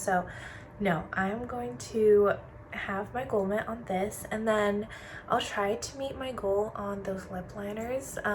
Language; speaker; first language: English; native; English